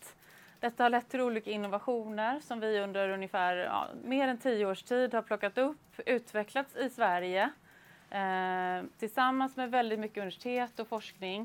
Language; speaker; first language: Swedish; native; Swedish